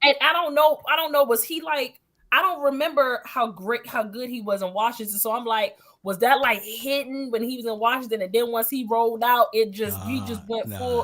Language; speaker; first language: English; native; English